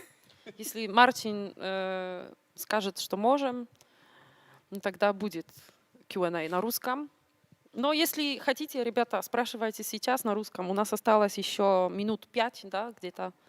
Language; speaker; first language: Russian; non-native, fluent; Polish